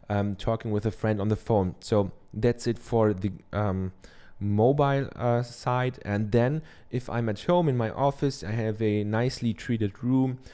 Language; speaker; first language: English; non-native, fluent; German